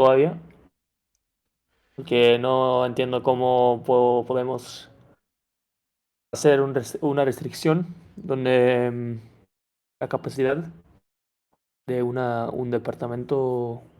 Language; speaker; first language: Spanish; non-native, fluent; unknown